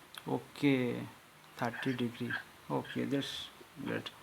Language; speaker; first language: English; non-native, learner; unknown